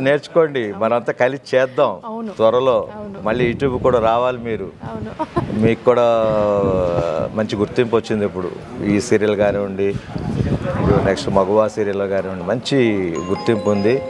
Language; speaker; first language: Telugu; native; Telugu